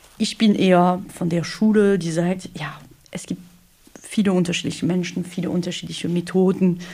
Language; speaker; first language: German; non-native, fluent; French